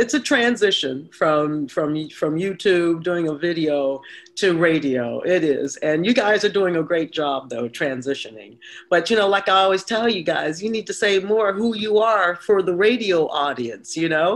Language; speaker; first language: English; native; English